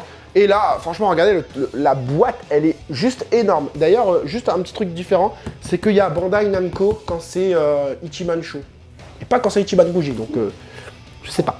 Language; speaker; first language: French; native; French